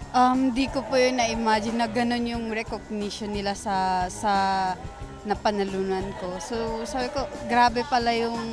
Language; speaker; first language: Filipino; native; Filipino